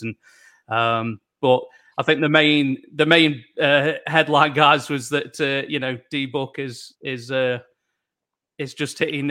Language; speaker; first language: English; native; English